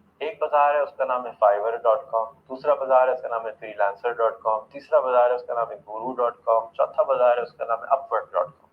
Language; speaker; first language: Urdu; native; Urdu